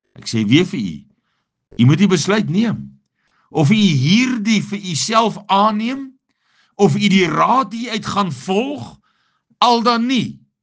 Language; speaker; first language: Afrikaans; native; Afrikaans